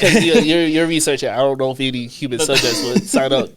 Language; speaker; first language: English; native; English